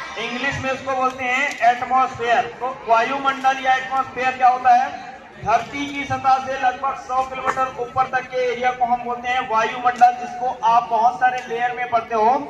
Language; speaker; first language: Hindi; native; Hindi